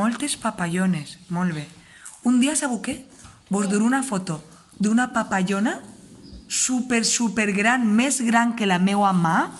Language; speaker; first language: Catalan; native; Catalan